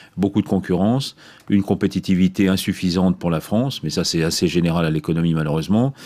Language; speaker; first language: French; native; French